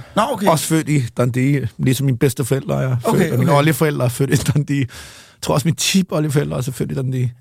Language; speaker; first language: Danish; early bilingual, other home language; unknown